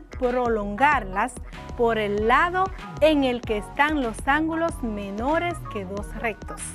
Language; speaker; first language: Spanish; native; Spanish